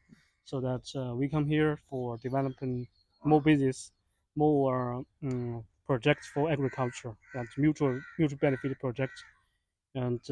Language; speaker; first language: English; non-native, fluent; Chinese